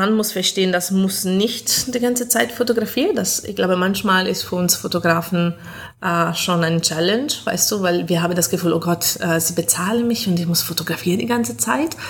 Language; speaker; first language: German; non-native, fluent; Italian